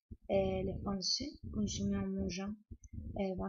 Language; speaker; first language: French; non-native, learner; Spanish